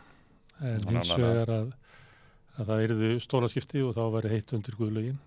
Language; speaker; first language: Icelandic; native; Icelandic